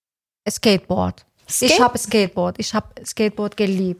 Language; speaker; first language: German; non-native, learner; Persian